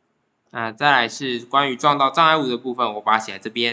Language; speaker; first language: Chinese; native; Chinese